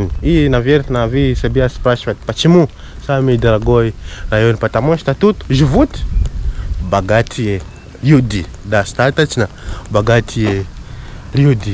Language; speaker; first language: Russian; non-native, fluent; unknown